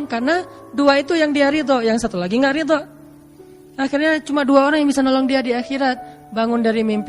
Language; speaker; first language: Indonesian; native; Indonesian